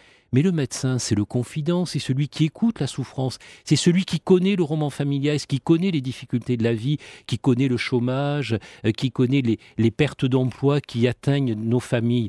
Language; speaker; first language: French; native; French